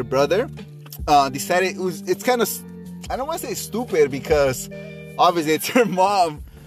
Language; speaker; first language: English; non-native, fluent; Spanish